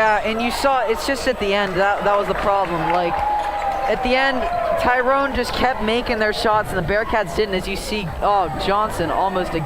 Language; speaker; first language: English; native; English